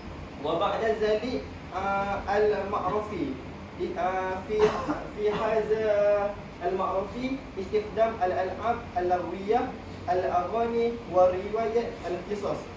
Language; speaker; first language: Arabic; non-native, learner; Malay